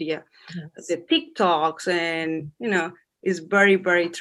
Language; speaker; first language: English; non-native, fluent; Spanish